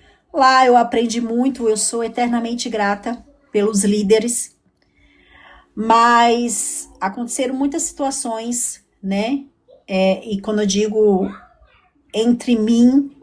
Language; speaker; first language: Portuguese; native; Portuguese